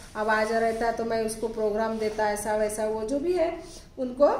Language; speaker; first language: Hindi; non-native, local second language; Marathi